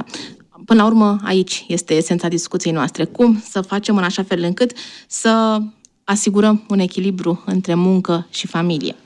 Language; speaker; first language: Romanian; native; Romanian